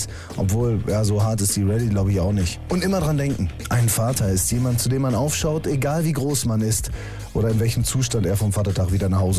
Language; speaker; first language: German; native; German